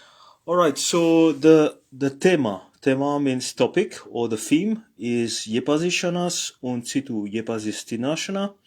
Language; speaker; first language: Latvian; non-native, learner; Morisyen